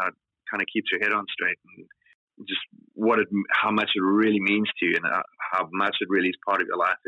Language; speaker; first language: English; native; English